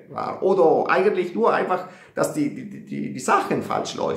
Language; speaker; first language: German; non-native, fluent; Italian